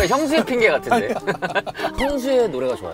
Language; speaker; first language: Korean; native; Korean